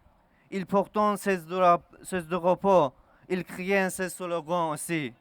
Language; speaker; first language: French; non-native, learner; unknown